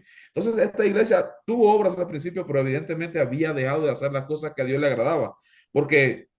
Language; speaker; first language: Spanish; native; Spanish